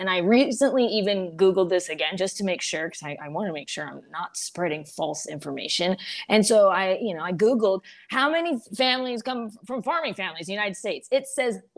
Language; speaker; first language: English; native; English